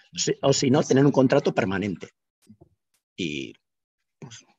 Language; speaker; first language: Spanish; native; Spanish